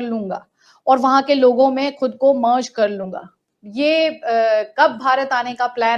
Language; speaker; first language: Hindi; native; Hindi